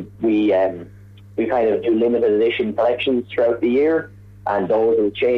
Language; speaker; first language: English; native; English